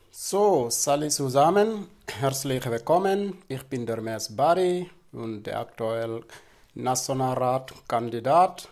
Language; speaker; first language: German; non-native, fluent; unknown